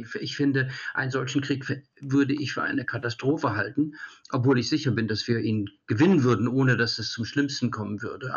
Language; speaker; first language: German; early bilingual, heritage; German